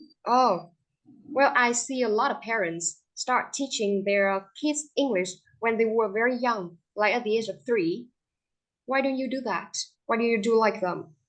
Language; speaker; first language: English; non-native, fluent; Vietnamese